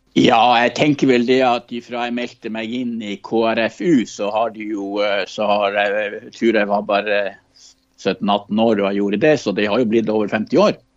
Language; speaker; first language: Norwegian; native; Norwegian